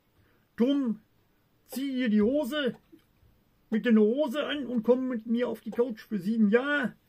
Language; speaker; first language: German; native; German